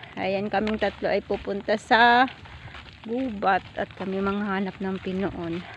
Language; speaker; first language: Filipino; non-native, local second language; Cebuano